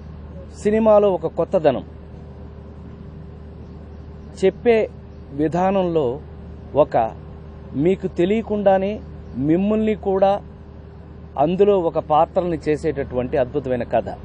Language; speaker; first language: Telugu; native; Telugu